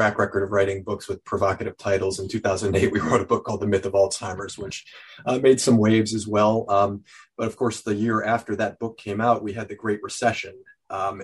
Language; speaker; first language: English; native; English